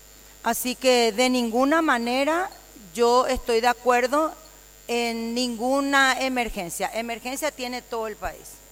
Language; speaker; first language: Spanish; native; Spanish